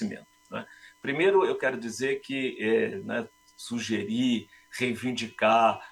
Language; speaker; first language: Portuguese; native; Portuguese